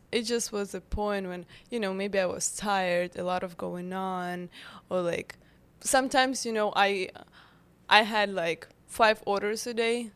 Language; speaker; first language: English; non-native, fluent; Russian